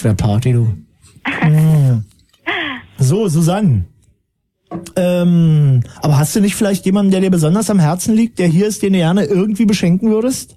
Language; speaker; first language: German; native; German